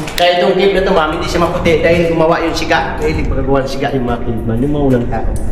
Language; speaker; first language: Filipino; non-native, local second language; Bikol